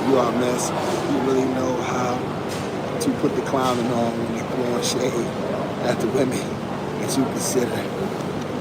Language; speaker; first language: English; native; English